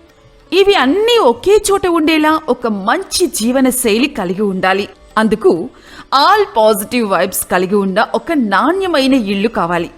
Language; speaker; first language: Telugu; native; Telugu